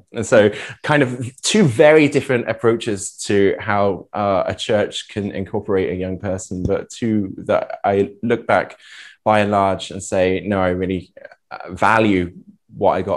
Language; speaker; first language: English; native; English